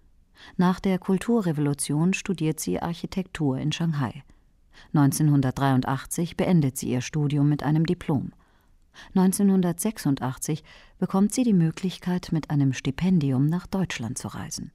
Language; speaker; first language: German; native; German